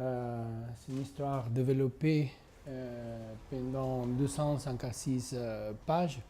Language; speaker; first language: French; non-native, fluent; Spanish